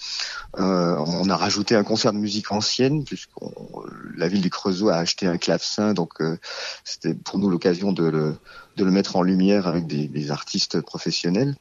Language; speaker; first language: French; native; French